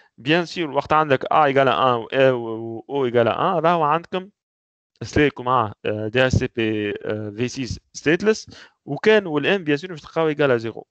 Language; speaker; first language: French; non-native, local second language; Arabic